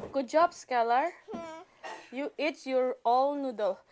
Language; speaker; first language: English; non-native, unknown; Indonesian